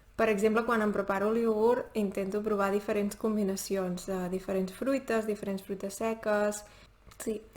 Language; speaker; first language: Catalan; native; Catalan